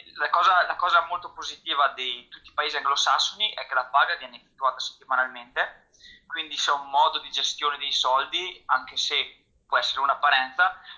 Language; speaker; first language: Italian; native; Italian